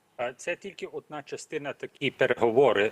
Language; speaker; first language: Ukrainian; early bilingual, heritage; Ukrainian